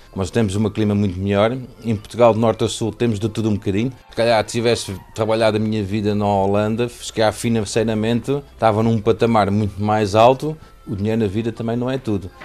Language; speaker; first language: Portuguese; non-native, fluent; Dutch